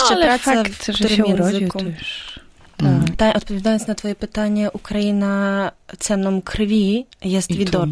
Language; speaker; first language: Polish; non-native, fluent; Ukrainian